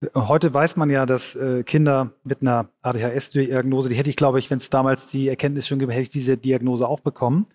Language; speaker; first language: German; native; German